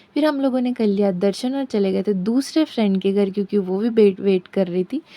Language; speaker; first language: Hindi; non-native, local second language; Bangla